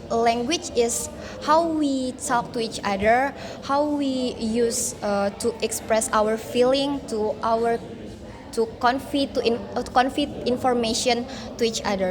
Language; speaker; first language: English; non-native, learner; Indonesian